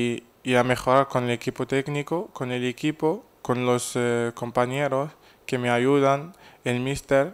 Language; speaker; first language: Spanish; non-native, fluent; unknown